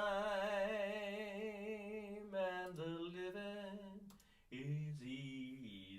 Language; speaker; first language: English; native; English